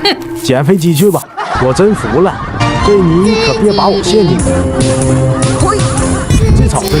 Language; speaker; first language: Chinese; native; Chinese